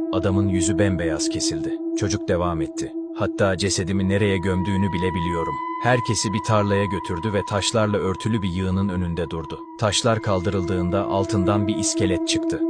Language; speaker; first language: Turkish; native; Turkish